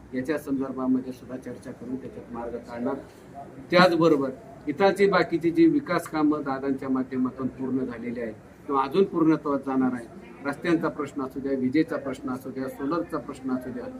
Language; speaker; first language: Marathi; native; Marathi